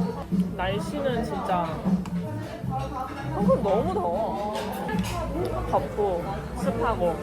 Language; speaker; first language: Korean; non-native, fluent; Cantonese